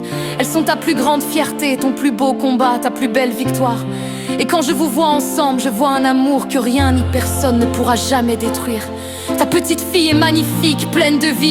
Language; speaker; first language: French; native; French